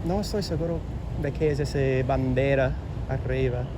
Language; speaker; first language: Spanish; non-native, learner; English